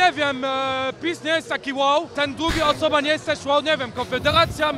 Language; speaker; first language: Polish; early bilingual, heritage; Polish